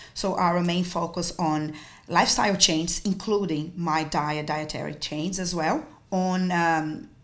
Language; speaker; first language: English; non-native, fluent; Portuguese